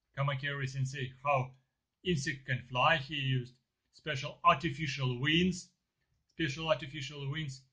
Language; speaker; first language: English; non-native, learner; Ukrainian